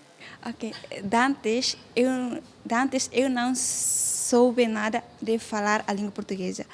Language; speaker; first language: Portuguese; non-native, local second language; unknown